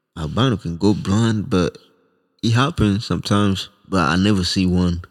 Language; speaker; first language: English; non-native, local second language; Swahili